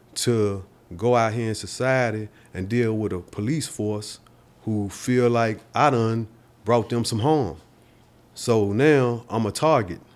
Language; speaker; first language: English; native; English